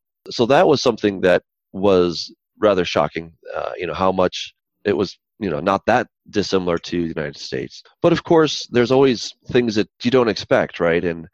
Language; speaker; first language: English; native; English